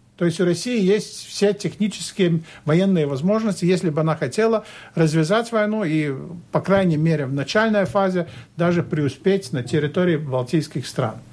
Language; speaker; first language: Russian; non-native, local second language; Latvian